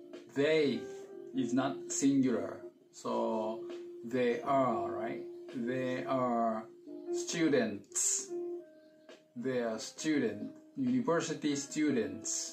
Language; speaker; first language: English; non-native, learner; Thai